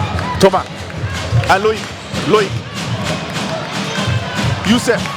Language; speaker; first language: French; native; French